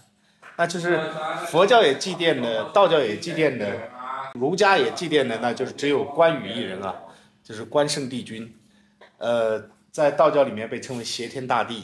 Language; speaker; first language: Chinese; native; Chinese